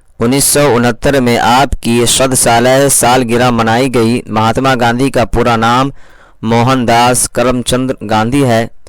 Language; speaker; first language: Urdu; native; Urdu